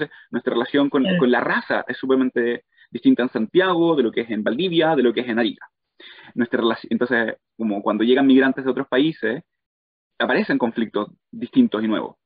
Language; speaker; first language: Spanish; native; Spanish